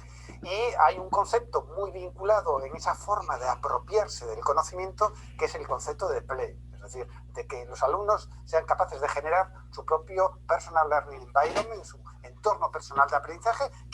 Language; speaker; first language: Spanish; native; Spanish